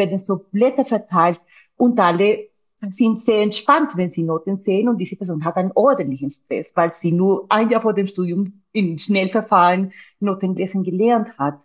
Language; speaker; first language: German; non-native, fluent; Spanish